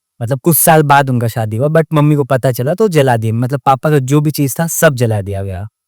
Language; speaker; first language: Hindi; non-native, local second language; Odia